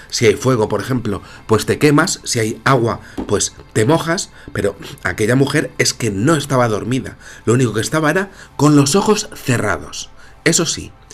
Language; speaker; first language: Spanish; native; Spanish